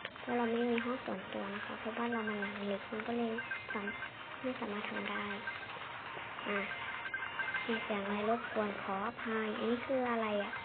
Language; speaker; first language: Thai; native; Thai